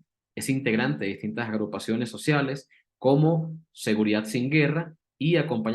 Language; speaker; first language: Spanish; native; Spanish